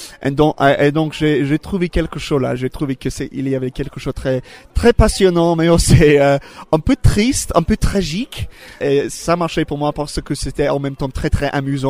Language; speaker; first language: French; non-native, learner; English